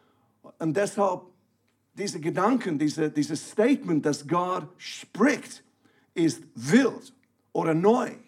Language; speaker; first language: German; non-native, fluent; English